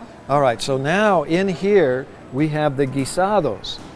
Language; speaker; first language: English; native; English